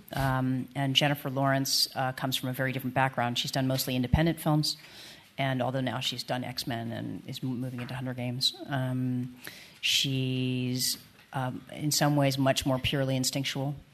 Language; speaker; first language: English; early bilingual, other home language; French